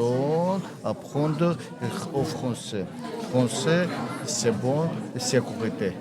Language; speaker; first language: French; non-native, learner; Armenian